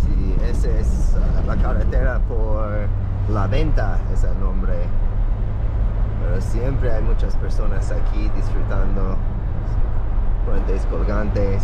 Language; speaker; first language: Spanish; non-native, fluent; English